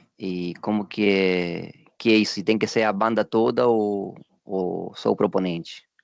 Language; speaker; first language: Portuguese; non-native, fluent; Spanish